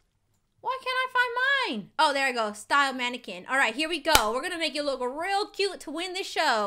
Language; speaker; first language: English; native; English